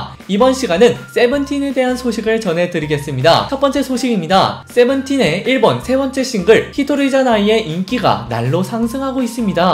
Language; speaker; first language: Korean; native; Korean